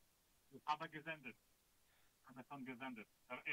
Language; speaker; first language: German; non-native, learner; Russian